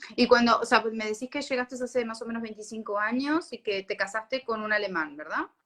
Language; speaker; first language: Spanish; native; Spanish